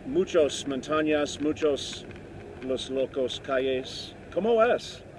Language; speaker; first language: Spanish; non-native, learner; English